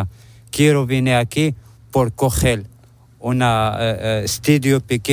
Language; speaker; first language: Spanish; non-native, learner; Arabic